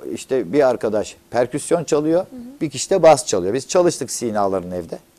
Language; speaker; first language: Turkish; native; Turkish